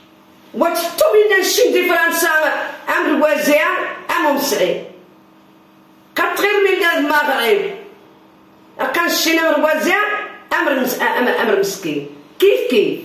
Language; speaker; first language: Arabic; non-native, local second language; Riffian